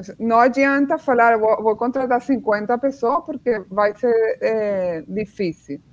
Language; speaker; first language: Portuguese; non-native, fluent; Spanish